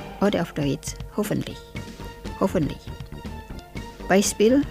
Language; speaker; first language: German; non-native, fluent; Indonesian